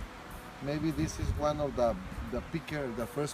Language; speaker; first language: English; non-native, learner; Spanish